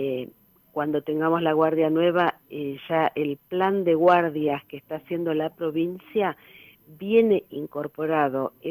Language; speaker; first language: Spanish; native; Spanish